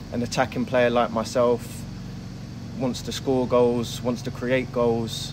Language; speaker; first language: English; native; English